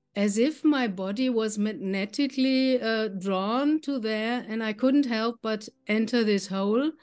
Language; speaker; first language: English; non-native, fluent; German